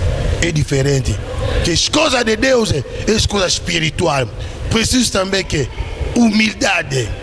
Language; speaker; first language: Portuguese; non-native, learner; Lingala